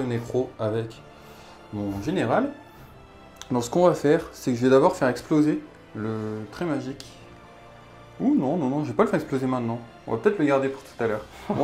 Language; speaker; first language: French; native; French